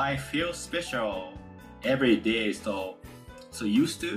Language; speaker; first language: English; non-native, fluent; Japanese